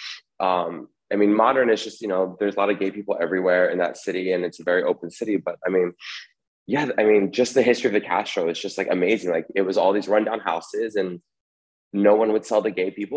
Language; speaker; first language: English; native; English